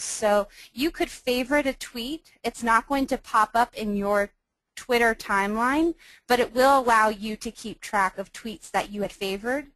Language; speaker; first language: English; native; English